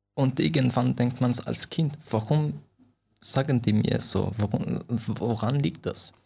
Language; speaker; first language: German; non-native, fluent; Persian